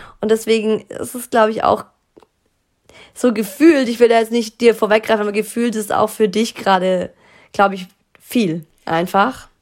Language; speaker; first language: German; native; German